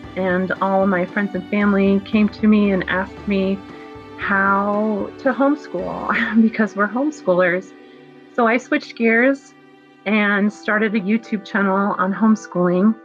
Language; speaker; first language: English; native; English